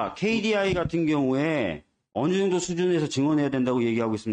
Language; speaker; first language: Korean; native; Korean